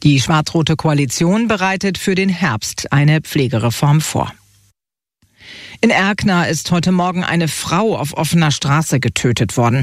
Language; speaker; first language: German; native; German